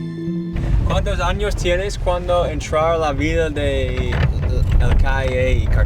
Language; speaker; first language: Spanish; non-native, learner; English